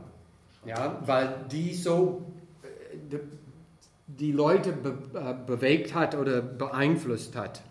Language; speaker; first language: German; non-native, fluent; English